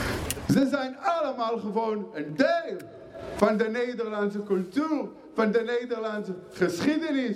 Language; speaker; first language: Dutch; non-native, fluent; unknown